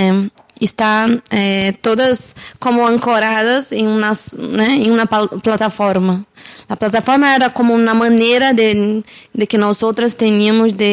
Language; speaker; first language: Spanish; non-native, learner; Portuguese